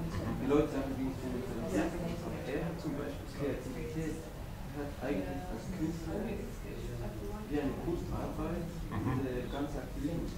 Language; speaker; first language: German; non-native, learner; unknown